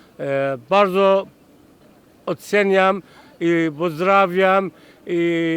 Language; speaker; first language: Polish; non-native, fluent; Arabic